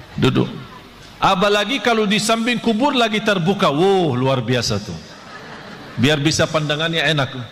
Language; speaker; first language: Malay; non-native, fluent; Arabic